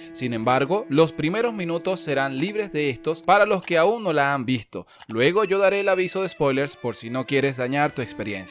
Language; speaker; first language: Spanish; native; Spanish